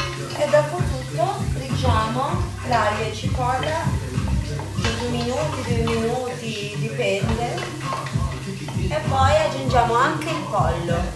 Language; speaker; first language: Italian; early bilingual, other home language; Filipino